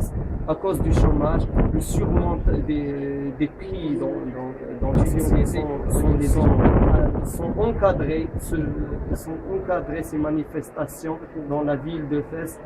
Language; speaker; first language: French; non-native, local second language; Arabic